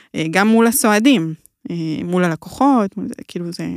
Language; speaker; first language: Hebrew; native; Hebrew